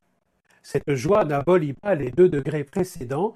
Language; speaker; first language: French; native; French